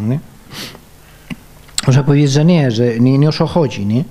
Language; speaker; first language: Polish; non-native, fluent; Spanish